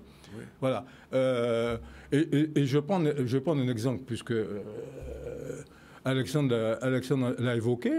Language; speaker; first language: French; native; French